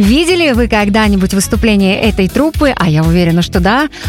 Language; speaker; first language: Russian; native; Russian